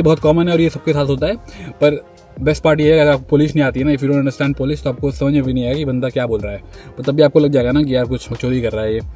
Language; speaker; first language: Hindi; native; Hindi